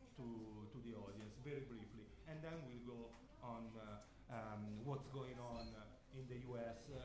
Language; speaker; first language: English; non-native, fluent; Italian